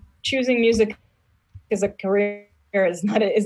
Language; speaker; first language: English; non-native, fluent; Hebrew